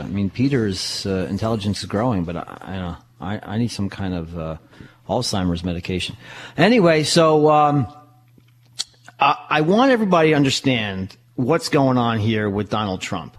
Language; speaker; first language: English; native; English